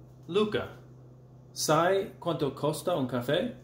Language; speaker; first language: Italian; non-native, fluent; English